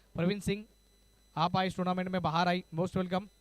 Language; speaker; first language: Hindi; non-native, local second language; Marathi